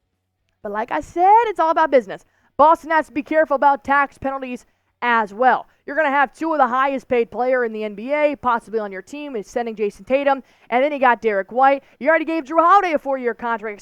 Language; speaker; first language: English; native; English